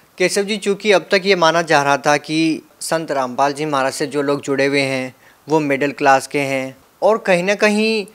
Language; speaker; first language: Hindi; native; Hindi